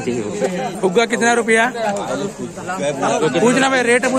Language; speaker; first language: Hindi; native; Hindi